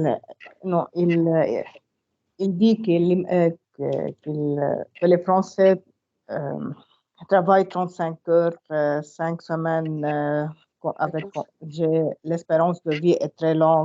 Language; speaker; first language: French; non-native, learner; Arabic